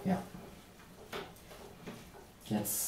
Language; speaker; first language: German; early bilingual, other home language; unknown